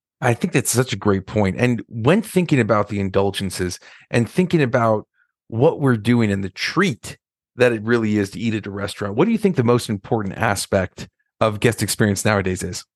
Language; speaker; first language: English; native; English